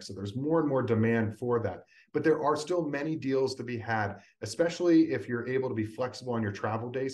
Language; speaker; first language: English; native; English